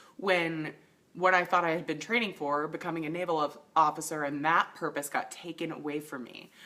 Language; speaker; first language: English; native; English